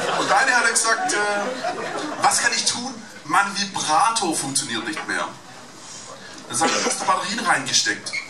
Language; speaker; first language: German; native; German